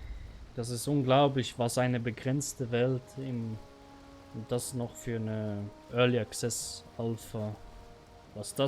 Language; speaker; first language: German; native; German